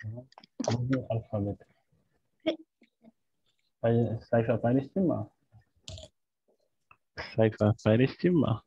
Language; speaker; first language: Turkish; non-native, learner; French